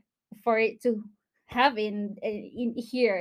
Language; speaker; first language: English; non-native, local second language; Malay